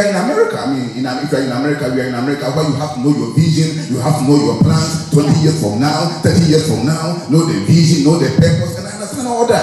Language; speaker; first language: English; non-native, local second language; Akan